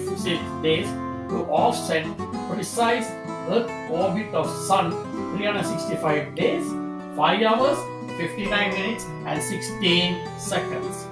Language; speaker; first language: English; non-native, local second language; Tamil